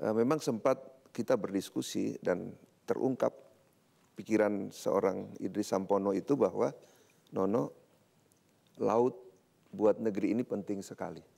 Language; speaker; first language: Indonesian; native; Indonesian